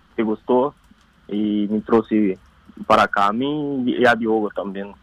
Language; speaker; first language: Spanish; non-native, learner; Portuguese